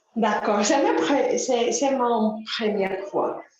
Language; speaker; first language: French; non-native, learner; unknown